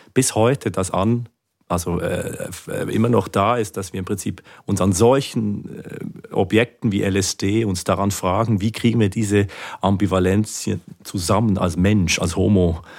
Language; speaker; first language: German; native; German